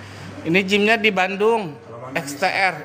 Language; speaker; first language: Indonesian; native; Indonesian